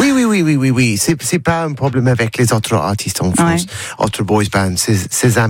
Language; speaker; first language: French; non-native, learner; English